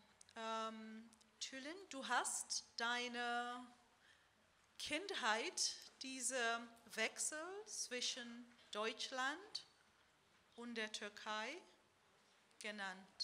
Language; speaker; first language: German; non-native, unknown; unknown